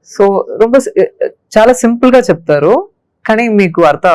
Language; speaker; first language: Telugu; non-native, learner; Tamil